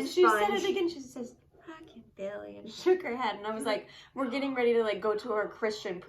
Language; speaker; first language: English; native; English